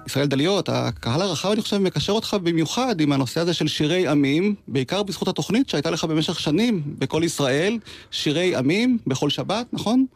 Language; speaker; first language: Hebrew; native; Hebrew